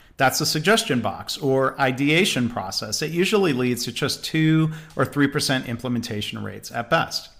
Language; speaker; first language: English; native; English